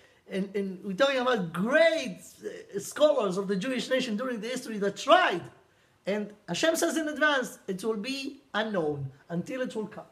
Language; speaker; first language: English; non-native, fluent; Hebrew